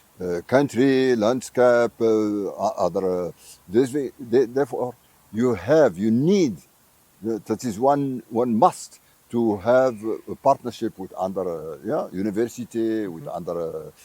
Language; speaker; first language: English; non-native, fluent; Arabic